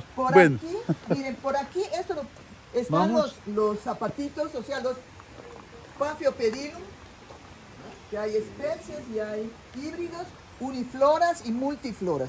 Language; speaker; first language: Spanish; native; Spanish